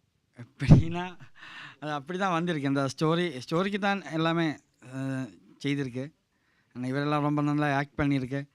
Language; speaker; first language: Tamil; non-native, learner; Malayalam